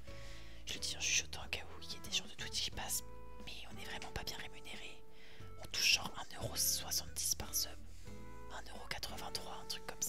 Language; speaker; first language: French; native; French